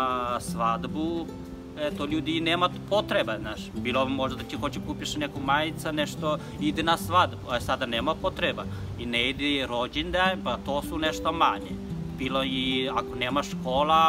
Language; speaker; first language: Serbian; non-native, learner; Chinese